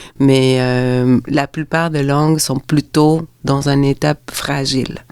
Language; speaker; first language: French; non-native, fluent; Spanish